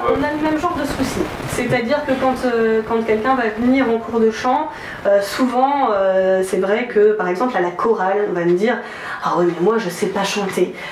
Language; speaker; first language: French; native; French